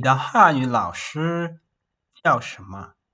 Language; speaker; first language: Chinese; non-native, fluent; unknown